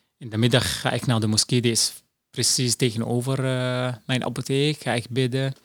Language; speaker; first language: Dutch; non-native, fluent; Arabic